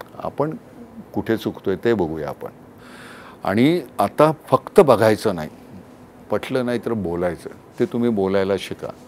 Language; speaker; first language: Marathi; native; Marathi